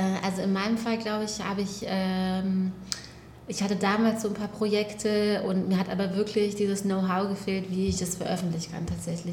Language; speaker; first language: German; native; German